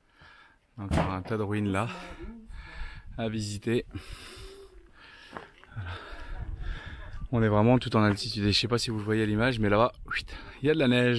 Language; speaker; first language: French; native; French